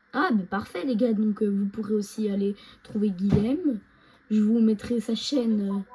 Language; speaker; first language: French; native; French